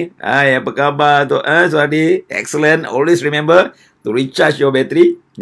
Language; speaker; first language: English; non-native, local second language; Malay